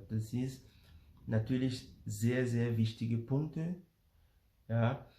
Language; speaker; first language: German; non-native, fluent; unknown